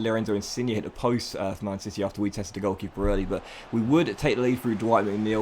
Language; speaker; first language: English; native; English